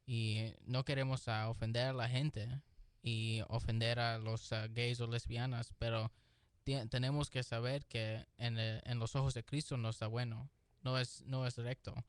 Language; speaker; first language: Spanish; early bilingual, heritage; Spanish